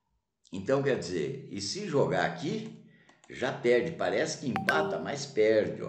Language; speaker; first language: Portuguese; native; Portuguese